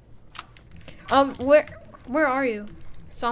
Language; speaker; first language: English; native; English